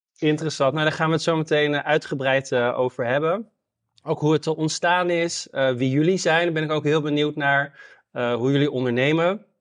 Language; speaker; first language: Dutch; native; Dutch